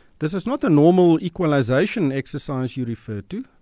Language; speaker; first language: English; non-native, local second language; Afrikaans